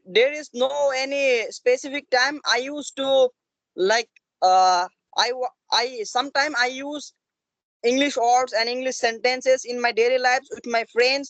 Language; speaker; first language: English; non-native, learner; Assamese